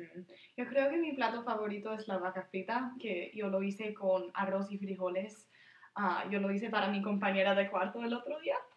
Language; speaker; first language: Spanish; early bilingual, heritage; Spanish